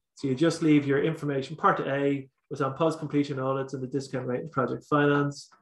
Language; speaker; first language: English; native; English